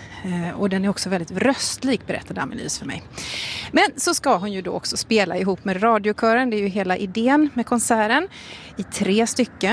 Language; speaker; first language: Swedish; native; Swedish